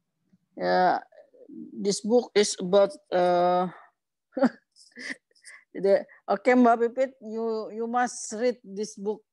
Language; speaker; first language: English; non-native, learner; Indonesian